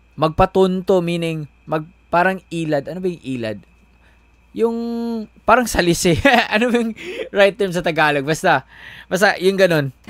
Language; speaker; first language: Filipino; non-native, local second language; Cebuano